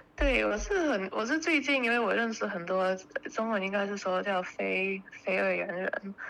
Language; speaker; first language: Chinese; early bilingual, heritage; Chinese